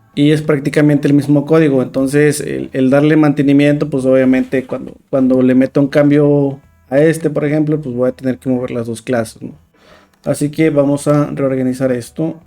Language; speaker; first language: Spanish; native; Spanish